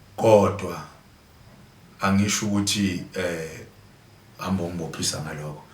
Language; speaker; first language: Zulu; native; Zulu